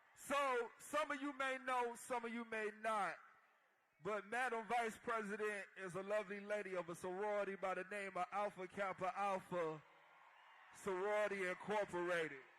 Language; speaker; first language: English; native; English